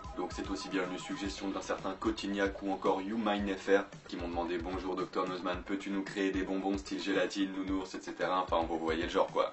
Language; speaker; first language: French; native; French